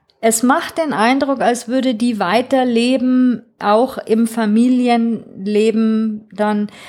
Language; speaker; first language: German; non-native, fluent; Greek